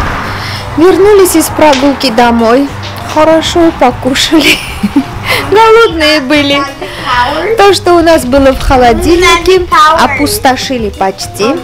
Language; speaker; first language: Russian; non-native, fluent; Armenian